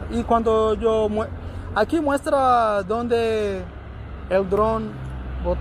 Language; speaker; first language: Spanish; non-native, learner; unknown